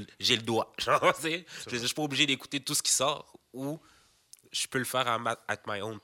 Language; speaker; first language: French; native; French